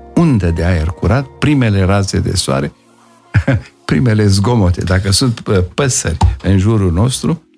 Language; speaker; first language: Romanian; native; Romanian